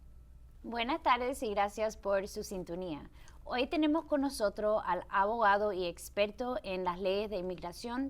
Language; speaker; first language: Spanish; early bilingual, heritage; Spanish